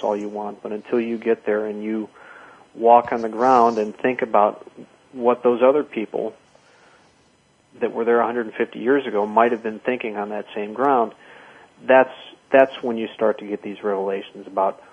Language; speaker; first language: English; native; English